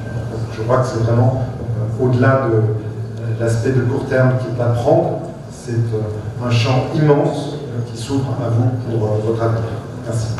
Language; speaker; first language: French; native; French